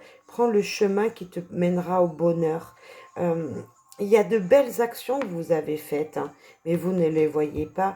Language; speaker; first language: French; native; French